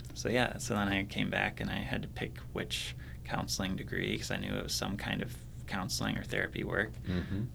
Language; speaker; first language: English; native; English